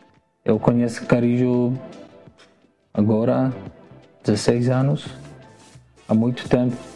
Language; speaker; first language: Portuguese; non-native, learner; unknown